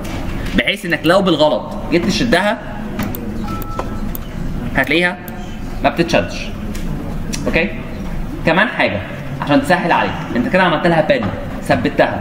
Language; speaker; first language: Arabic; native; Arabic